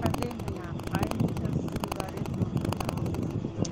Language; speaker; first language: Spanish; native; Spanish